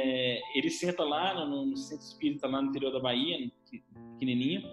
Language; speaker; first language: Portuguese; native; Portuguese